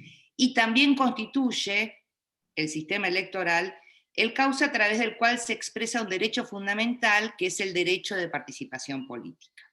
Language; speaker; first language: Spanish; native; Spanish